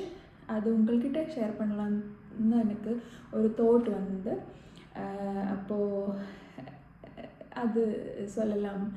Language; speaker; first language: Tamil; non-native, learner; Malayalam